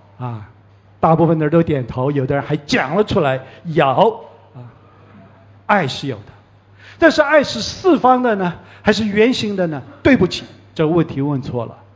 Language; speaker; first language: Chinese; early bilingual, heritage; Chinese